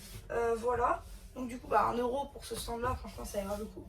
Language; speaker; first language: French; native; French